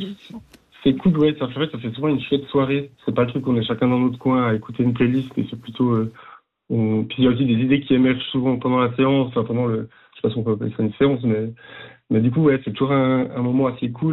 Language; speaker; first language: French; native; French